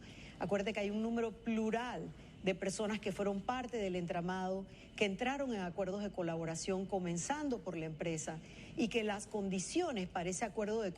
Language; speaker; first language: Spanish; native; Spanish